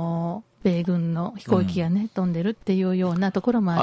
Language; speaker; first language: Japanese; native; Japanese